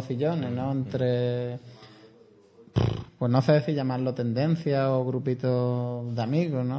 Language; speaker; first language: Spanish; native; Spanish